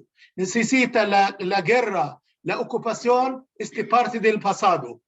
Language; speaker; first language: Spanish; non-native, learner; Arabic